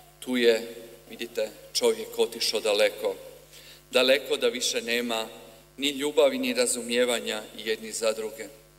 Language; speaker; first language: Croatian; native; Croatian